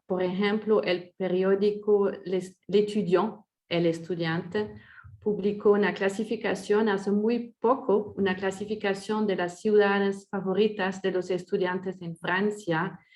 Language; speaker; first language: Spanish; non-native, fluent; French